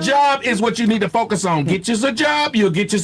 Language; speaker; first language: English; native; English